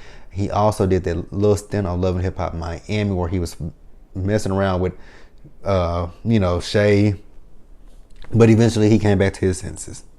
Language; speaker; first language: English; native; English